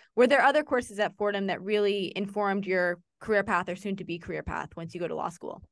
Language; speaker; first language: English; native; English